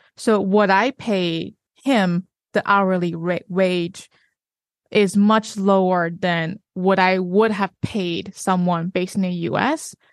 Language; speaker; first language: English; non-native, fluent; Chinese